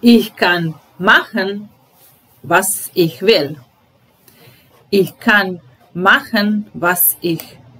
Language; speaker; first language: German; non-native, fluent; Serbian